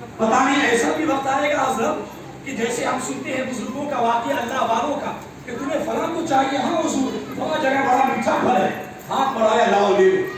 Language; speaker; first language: Urdu; native; Urdu